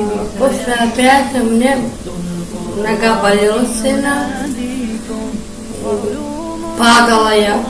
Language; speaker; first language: Russian; non-native, local second language; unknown